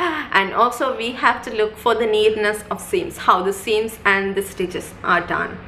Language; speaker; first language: English; non-native, local second language; Sinhala